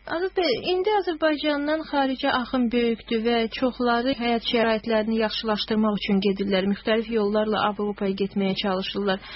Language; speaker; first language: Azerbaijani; native; Azerbaijani